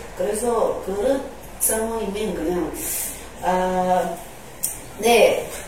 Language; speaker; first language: Korean; non-native, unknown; Chinese